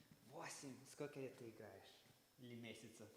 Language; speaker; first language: Russian; early bilingual, heritage; Russian